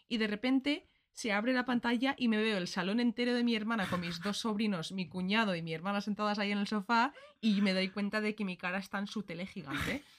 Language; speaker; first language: Spanish; early bilingual, other home language; English